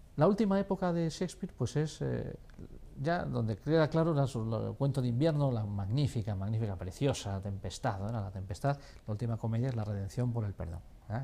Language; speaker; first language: Spanish; native; Spanish